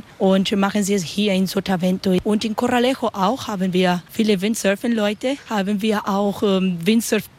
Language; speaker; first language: German; non-native, learner; Spanish